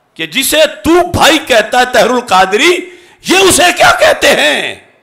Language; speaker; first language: Urdu; native; Urdu